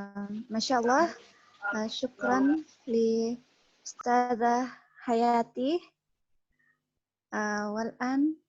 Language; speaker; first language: Arabic; non-native, fluent; Indonesian